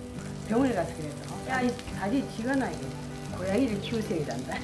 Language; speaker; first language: Korean; native; Korean